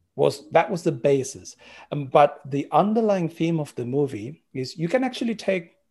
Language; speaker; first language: English; non-native, local second language; Sinhala